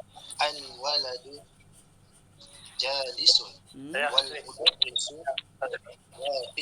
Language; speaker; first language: Arabic; non-native, learner; Malay